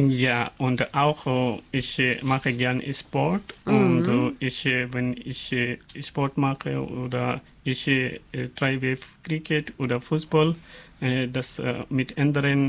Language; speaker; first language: German; non-native, learner; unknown